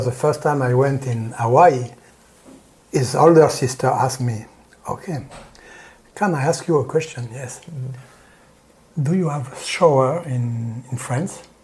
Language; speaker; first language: English; non-native, learner; French